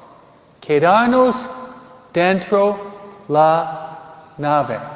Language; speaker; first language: Spanish; non-native, fluent; French